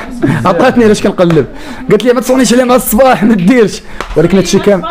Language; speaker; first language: Arabic; native; Arabic